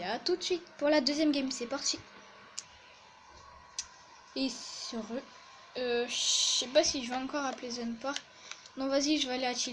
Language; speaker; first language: French; native; French